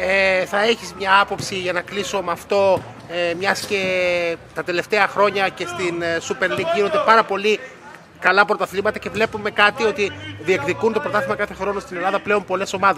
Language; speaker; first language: Greek; native; Greek